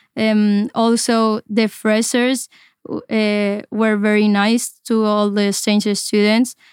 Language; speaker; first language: English; non-native, fluent; Spanish